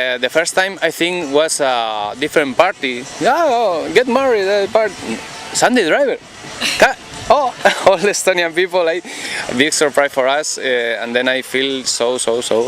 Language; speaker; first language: English; non-native, learner; Spanish